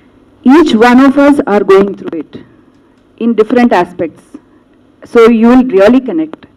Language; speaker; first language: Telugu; non-native, local second language; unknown